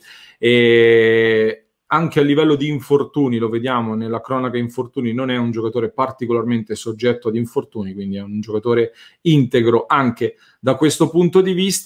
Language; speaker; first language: Italian; native; Italian